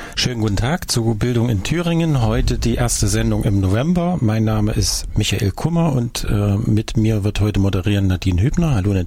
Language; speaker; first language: German; native; German